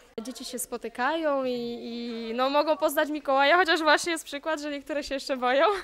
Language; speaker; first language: Polish; native; Polish